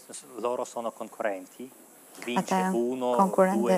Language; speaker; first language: Italian; non-native, fluent; Ukrainian